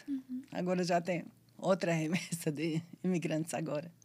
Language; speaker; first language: Portuguese; non-native, fluent; Arabic